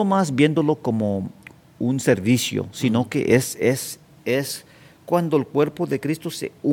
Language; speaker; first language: Spanish; early bilingual, heritage; Spanish